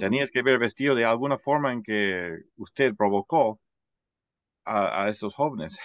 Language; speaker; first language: Spanish; non-native, fluent; English